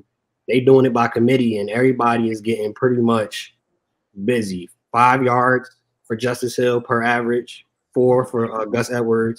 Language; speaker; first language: English; native; English